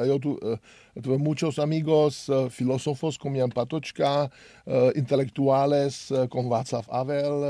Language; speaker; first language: Spanish; non-native, learner; Czech